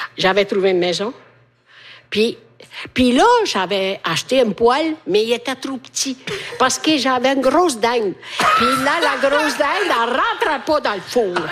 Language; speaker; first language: French; non-native, fluent; Italian